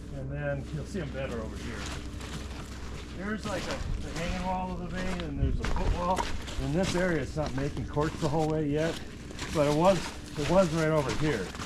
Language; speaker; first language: English; native; English